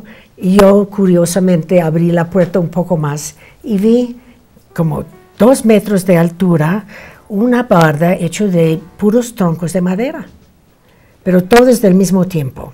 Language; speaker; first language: Spanish; non-native, fluent; English